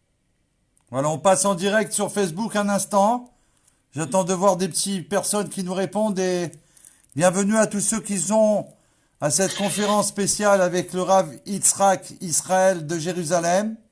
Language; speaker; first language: French; native; French